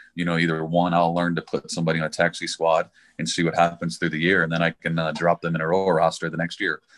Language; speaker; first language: English; native; English